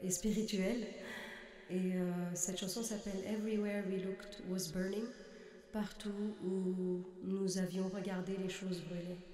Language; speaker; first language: French; non-native, local second language; Arabic